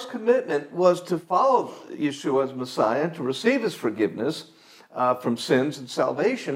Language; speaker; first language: English; native; English